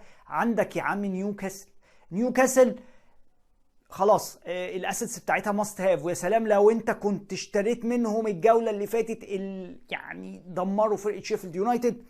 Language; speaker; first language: Arabic; native; Arabic